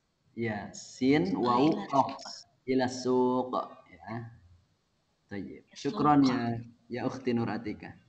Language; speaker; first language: Arabic; non-native, fluent; Indonesian